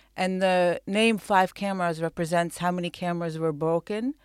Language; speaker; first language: English; non-native, fluent; Arabic